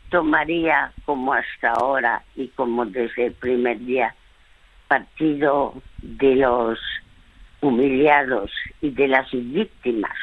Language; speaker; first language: Spanish; early bilingual, other home language; French